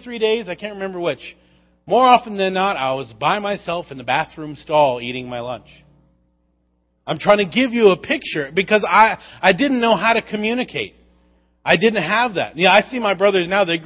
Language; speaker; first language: English; native; English